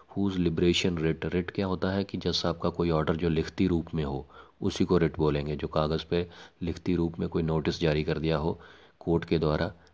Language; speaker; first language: Hindi; non-native, local second language; Punjabi